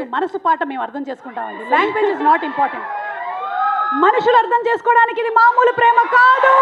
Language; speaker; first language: Telugu; native; Telugu